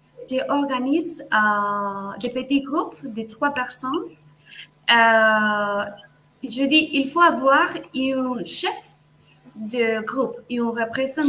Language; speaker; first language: French; non-native, fluent; Spanish